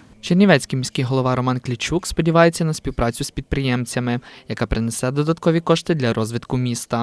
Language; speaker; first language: Ukrainian; native; Ukrainian